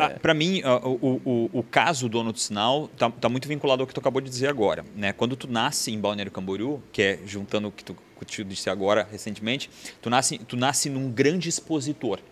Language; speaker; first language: Portuguese; native; Portuguese